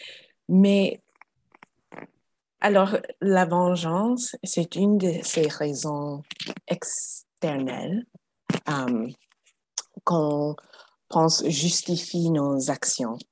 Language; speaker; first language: French; non-native, fluent; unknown